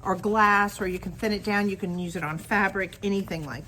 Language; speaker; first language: English; native; English